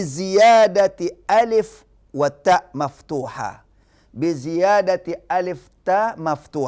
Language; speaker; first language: Arabic; non-native, fluent; Indonesian